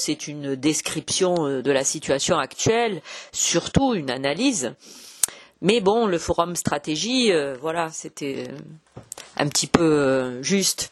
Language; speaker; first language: French; native; French